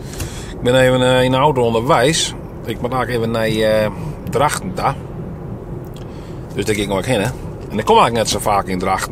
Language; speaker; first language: Dutch; non-native, local second language; Western Frisian